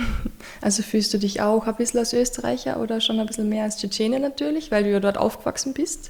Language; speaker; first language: German; native; German